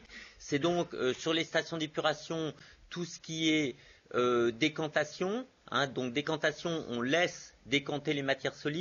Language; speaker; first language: French; native; French